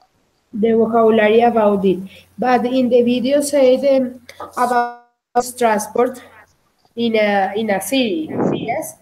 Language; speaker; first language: English; non-native, learner; Spanish